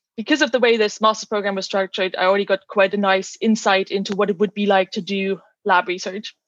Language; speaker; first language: English; non-native, fluent; German